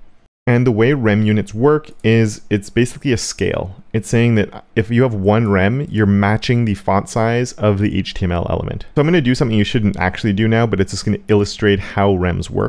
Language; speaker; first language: English; native; English